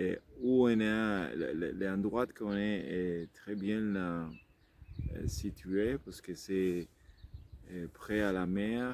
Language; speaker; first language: French; non-native, learner; Spanish